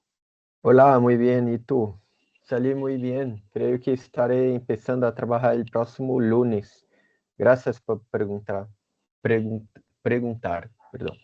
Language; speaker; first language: Spanish; non-native, learner; Portuguese